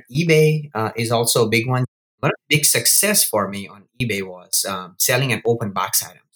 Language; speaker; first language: English; non-native, local second language; Gujarati